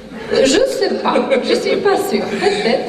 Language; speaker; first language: French; non-native, fluent; Polish